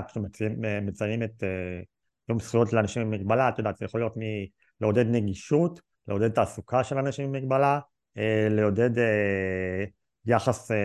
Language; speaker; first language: Hebrew; native; Hebrew